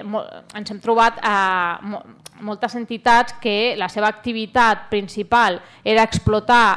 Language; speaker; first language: Catalan; native; Catalan